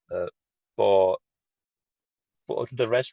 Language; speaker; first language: English; non-native, learner; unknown